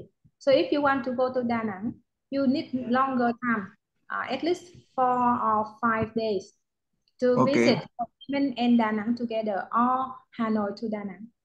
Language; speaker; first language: English; non-native, learner; Vietnamese